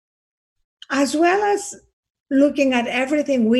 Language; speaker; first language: English; non-native, fluent; Greek